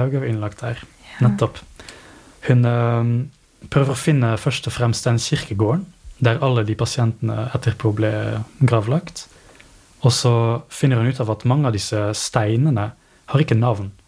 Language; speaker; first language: Norwegian; native; Norwegian